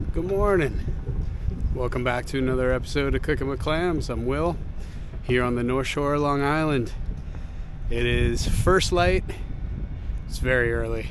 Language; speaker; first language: English; native; English